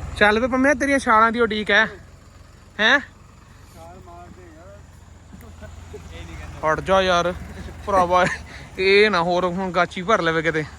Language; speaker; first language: Punjabi; native; Punjabi